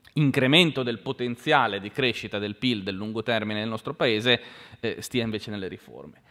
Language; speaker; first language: Italian; native; Italian